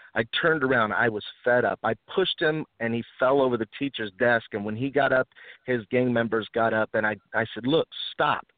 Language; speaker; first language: English; early bilingual, other home language; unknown